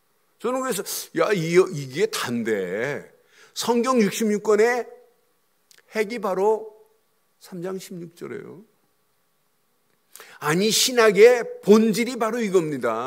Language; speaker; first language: Korean; native; Korean